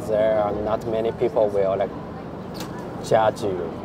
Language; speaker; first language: English; non-native, fluent; Chinese